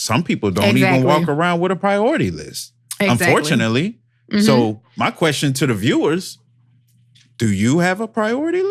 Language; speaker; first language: English; native; English